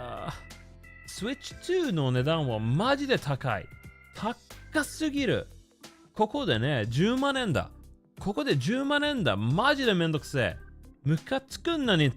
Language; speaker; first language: Japanese; non-native, learner; English